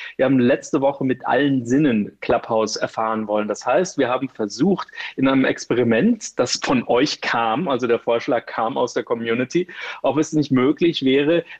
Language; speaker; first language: German; native; German